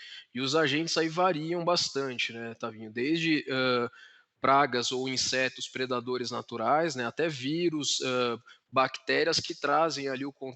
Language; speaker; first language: Portuguese; native; Portuguese